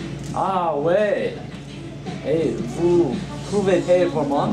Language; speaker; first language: French; non-native, learner; English